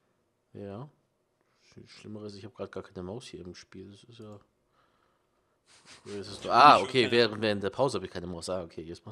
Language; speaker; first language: German; native; German